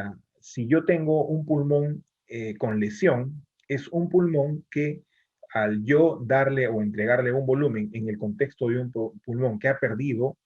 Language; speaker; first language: Spanish; native; Spanish